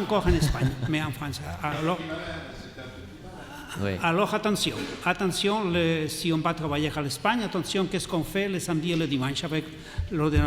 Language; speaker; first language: French; non-native, learner; Catalan